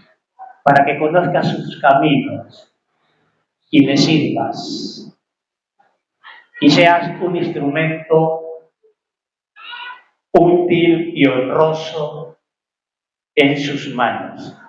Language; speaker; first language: Spanish; native; Spanish